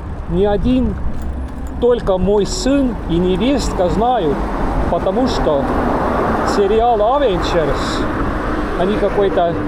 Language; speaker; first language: Russian; non-native, local second language; Estonian